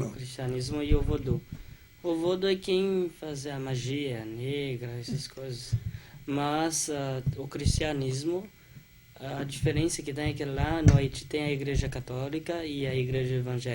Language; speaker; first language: Portuguese; non-native, fluent; Haitian Creole